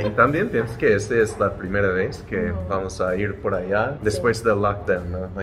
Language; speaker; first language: Spanish; non-native, learner; English